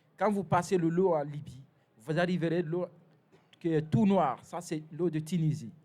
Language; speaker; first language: French; non-native, fluent; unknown